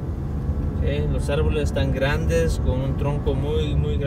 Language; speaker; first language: Spanish; early bilingual, heritage; Spanish